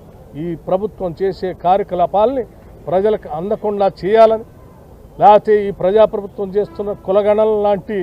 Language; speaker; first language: Telugu; native; Telugu